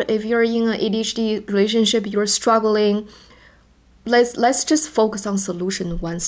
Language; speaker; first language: English; non-native, fluent; Chinese